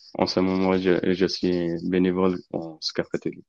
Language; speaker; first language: French; non-native, learner; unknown